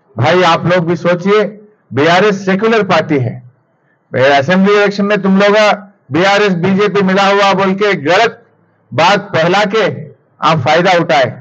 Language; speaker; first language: Hindi; non-native, local second language; Telugu